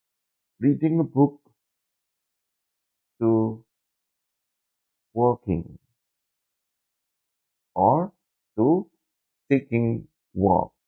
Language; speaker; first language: English; non-native, learner; Indonesian